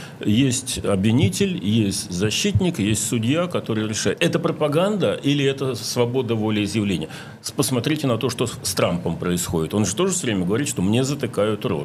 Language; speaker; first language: Russian; native; Russian